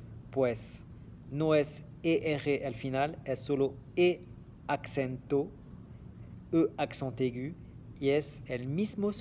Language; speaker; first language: Spanish; non-native, fluent; French